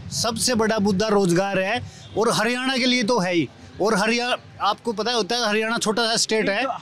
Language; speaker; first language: Hindi; native; Hindi